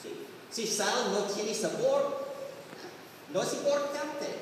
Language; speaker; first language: Spanish; non-native, learner; English